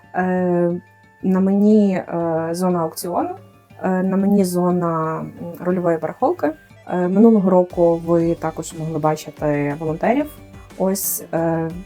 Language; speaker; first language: Ukrainian; native; Ukrainian